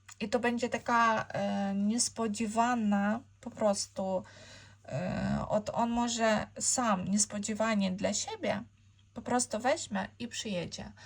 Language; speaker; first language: Polish; non-native, learner; Ukrainian